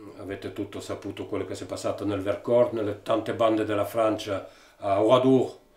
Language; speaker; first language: Italian; early bilingual, heritage; Italian